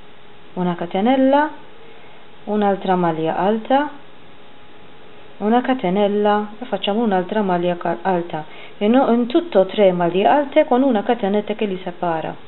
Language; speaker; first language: Italian; non-native, fluent; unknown